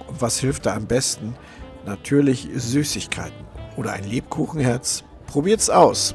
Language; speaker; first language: German; native; German